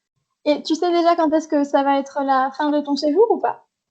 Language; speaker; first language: French; native; French